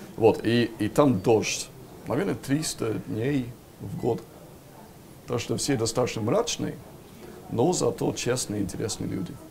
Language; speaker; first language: Russian; non-native, fluent; English